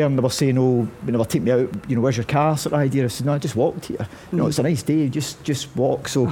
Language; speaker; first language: English; native; English